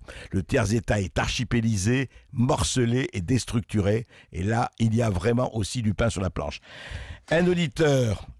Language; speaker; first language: French; native; French